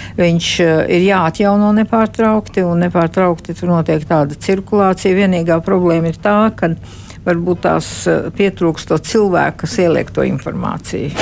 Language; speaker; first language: Latvian; early bilingual, heritage; Latvian